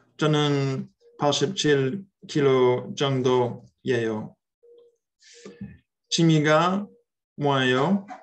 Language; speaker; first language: Korean; non-native, learner; English